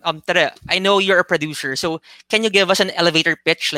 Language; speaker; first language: English; non-native, local second language; Filipino